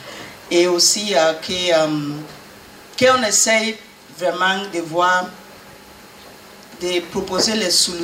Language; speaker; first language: French; non-native, learner; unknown